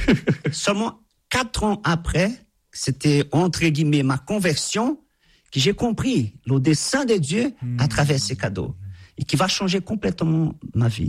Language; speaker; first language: French; non-native, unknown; Portuguese